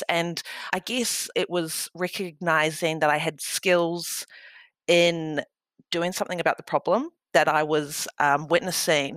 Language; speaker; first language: English; native; English